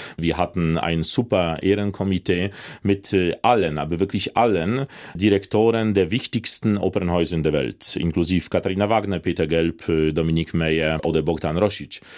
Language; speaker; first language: German; non-native, fluent; Polish